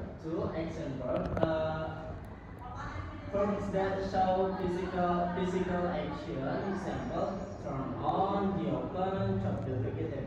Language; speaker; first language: English; non-native, learner; Indonesian